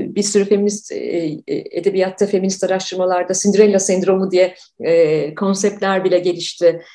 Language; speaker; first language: Turkish; native; Turkish